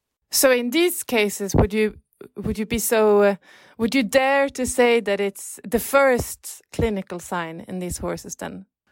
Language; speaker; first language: English; non-native, fluent; Swedish